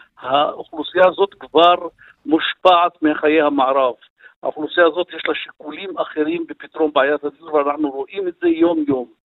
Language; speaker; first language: Hebrew; non-native, local second language; Arabic